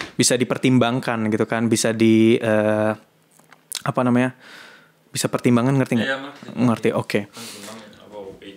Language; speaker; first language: Indonesian; native; Indonesian